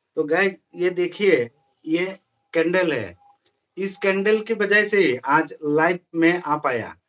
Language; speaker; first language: Hindi; non-native, local second language; Bangla